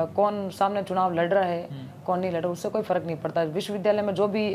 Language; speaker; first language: Hindi; native; Hindi